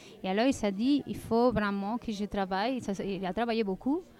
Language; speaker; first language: French; non-native, fluent; Spanish